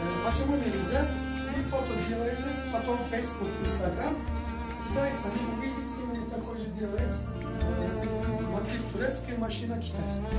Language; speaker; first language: Russian; non-native, learner; Turkish